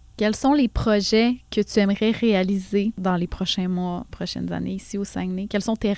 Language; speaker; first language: French; native; French